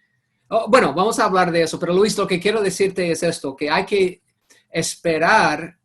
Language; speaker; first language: Spanish; non-native, fluent; English